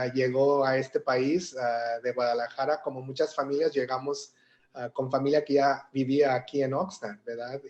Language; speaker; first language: Spanish; early bilingual, heritage; Spanish